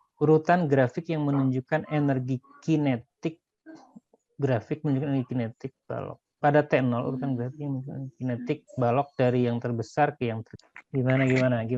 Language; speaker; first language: Indonesian; native; Indonesian